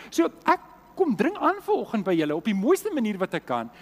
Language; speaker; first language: Afrikaans; native; Afrikaans